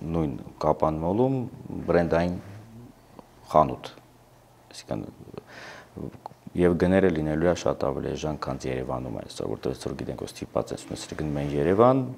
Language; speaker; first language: Armenian; native; Armenian